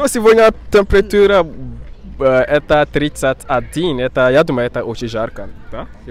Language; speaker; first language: Russian; non-native, learner; English